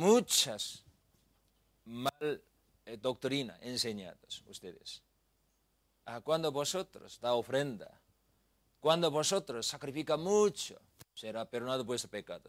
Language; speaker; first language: Spanish; non-native, learner; Korean